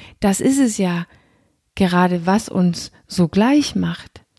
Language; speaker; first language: German; non-native, fluent; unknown